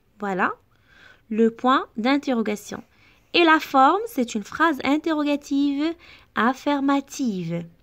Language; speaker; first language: French; non-native, local second language; Arabic